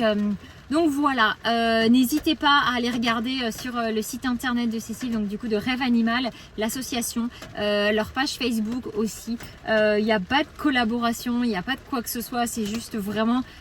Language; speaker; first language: French; native; French